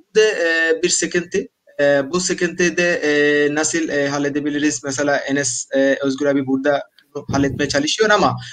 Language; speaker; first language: Turkish; non-native, learner; Bangla